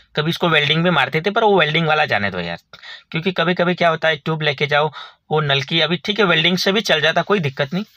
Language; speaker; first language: Hindi; non-native, local second language; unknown